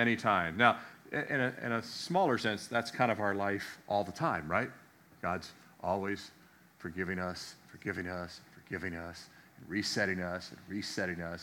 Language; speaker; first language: English; native; English